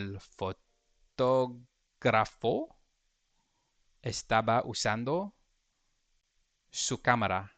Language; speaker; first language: Spanish; non-native, learner; English